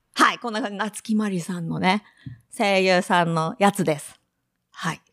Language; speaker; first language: Japanese; native; Japanese